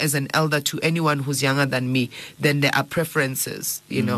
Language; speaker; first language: English; non-native, local second language; Zulu